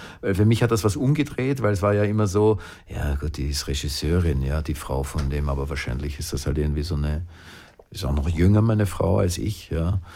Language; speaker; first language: German; native; German